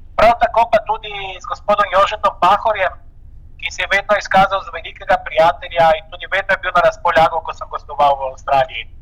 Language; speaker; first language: Slovenian; native; Slovenian